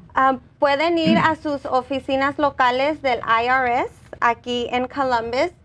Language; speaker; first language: Spanish; early bilingual, heritage; Spanish